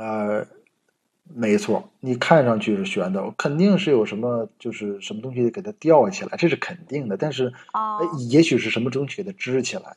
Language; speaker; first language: Chinese; native; Chinese